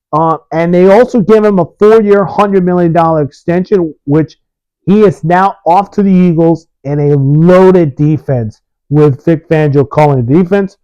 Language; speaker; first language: English; early bilingual, other home language; Spanish